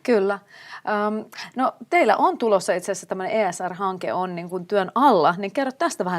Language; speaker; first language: Finnish; native; Finnish